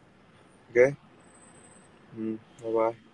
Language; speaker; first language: Korean; non-native, fluent; Chinese